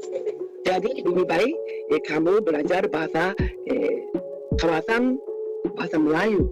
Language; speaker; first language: Indonesian; non-native, fluent; Japanese